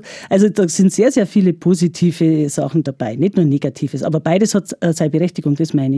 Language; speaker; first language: German; native; German